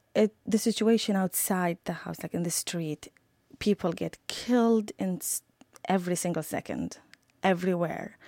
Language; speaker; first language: English; non-native, fluent; Arabic